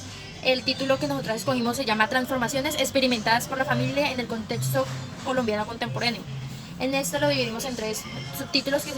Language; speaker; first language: Spanish; native; Spanish